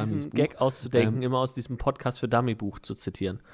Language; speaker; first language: German; native; German